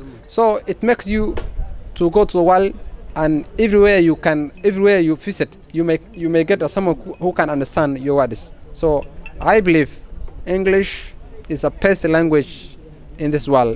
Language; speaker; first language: English; non-native, fluent; Somali